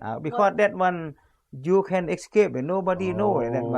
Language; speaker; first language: English; non-native, learner; Lao